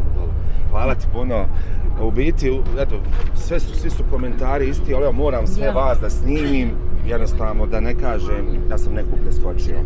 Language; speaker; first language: Bosnian; native; Bosnian